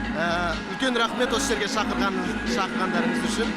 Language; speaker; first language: Kazakh; native; Kazakh